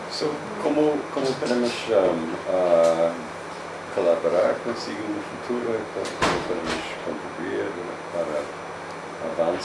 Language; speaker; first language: Portuguese; non-native, fluent; English